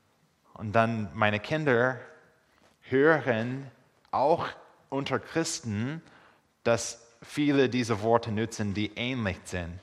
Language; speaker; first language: German; non-native, fluent; English